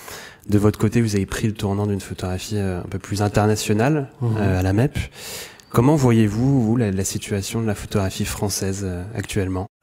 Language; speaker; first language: French; native; French